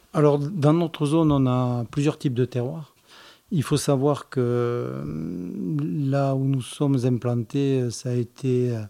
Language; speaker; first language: French; native; French